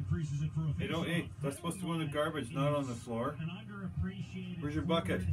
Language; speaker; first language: English; native; English